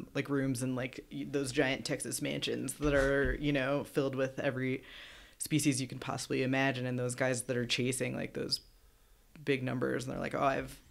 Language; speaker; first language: English; native; English